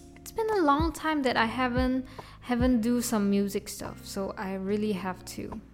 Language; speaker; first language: English; non-native, local second language; Chinese